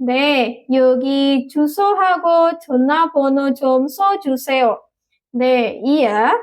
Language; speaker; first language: Korean; non-native, fluent; Indonesian